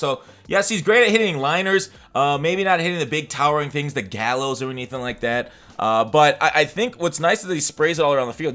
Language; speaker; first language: English; native; English